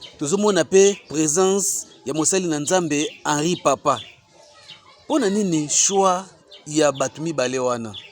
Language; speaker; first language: Lingala; native; Lingala